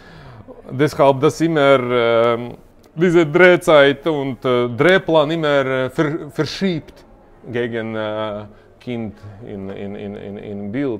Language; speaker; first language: German; non-native, learner; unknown